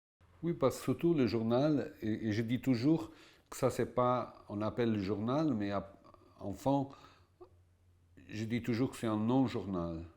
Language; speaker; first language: French; non-native, fluent; Portuguese